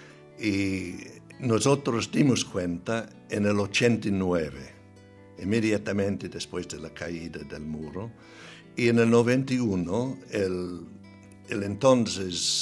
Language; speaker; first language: Spanish; non-native, fluent; English